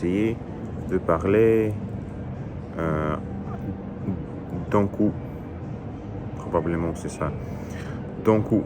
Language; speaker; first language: French; non-native, learner; Russian